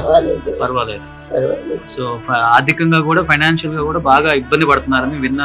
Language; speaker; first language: Telugu; native; Telugu